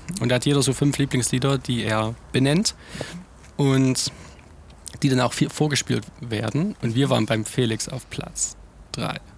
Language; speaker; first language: German; native; German